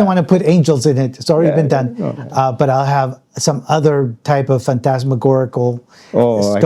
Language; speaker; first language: English; early bilingual, other home language; Spanish